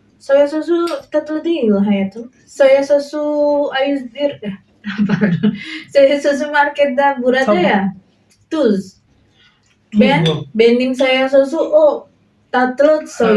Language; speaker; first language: Turkish; non-native, learner; Indonesian